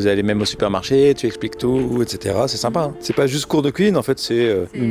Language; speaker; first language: French; native; French